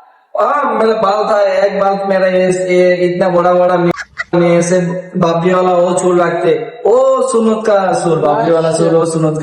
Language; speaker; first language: Hindi; non-native, learner; Bangla